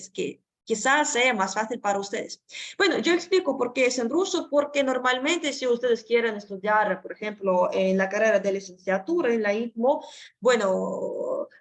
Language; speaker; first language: Spanish; non-native, fluent; Russian